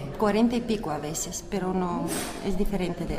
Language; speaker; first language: Spanish; non-native, learner; Bulgarian